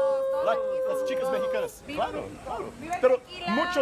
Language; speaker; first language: Spanish; non-native, fluent; Portuguese